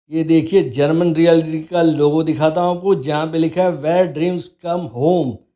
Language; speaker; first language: Hindi; non-native, local second language; Gujarati